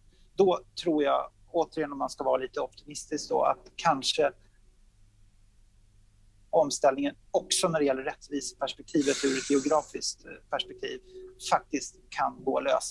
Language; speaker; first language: Swedish; native; Swedish